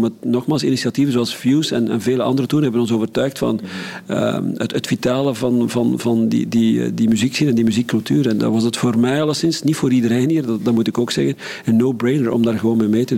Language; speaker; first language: Dutch; native; Dutch